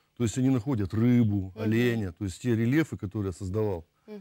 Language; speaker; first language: Russian; native; Russian